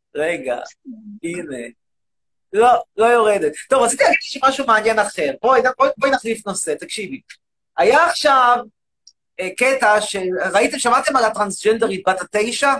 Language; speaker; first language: Hebrew; native; Hebrew